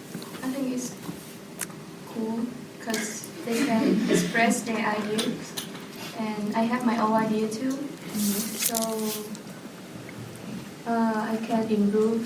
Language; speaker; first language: English; non-native, learner; Vietnamese